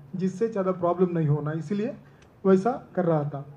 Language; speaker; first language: Hindi; non-native, local second language; Telugu